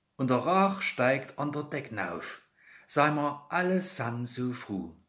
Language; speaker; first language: German; native; German